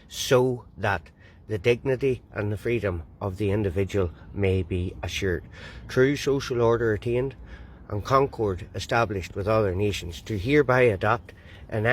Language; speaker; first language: English; native; English